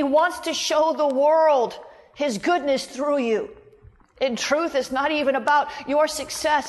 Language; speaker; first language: English; native; English